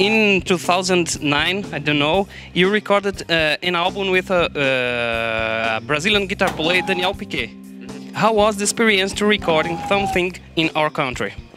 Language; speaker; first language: English; non-native, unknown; Portuguese